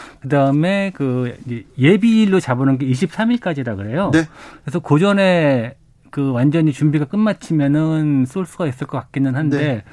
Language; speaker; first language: Korean; native; Korean